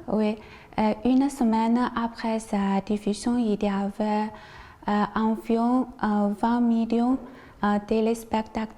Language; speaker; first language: French; non-native, learner; Chinese